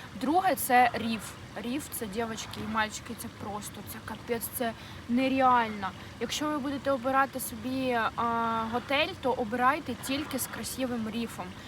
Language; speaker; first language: Ukrainian; native; Ukrainian